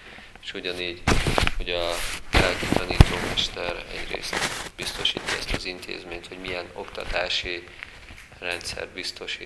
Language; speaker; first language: Hungarian; native; Hungarian